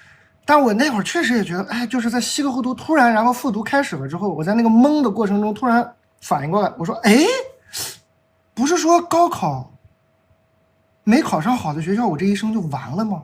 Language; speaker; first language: Chinese; native; Chinese